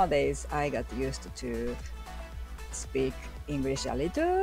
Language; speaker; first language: English; non-native, learner; Japanese